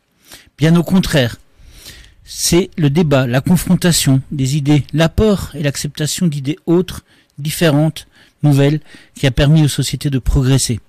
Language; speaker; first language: French; native; French